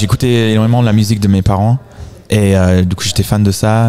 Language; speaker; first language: French; non-native, fluent; English